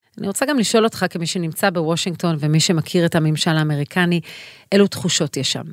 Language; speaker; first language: Hebrew; native; Hebrew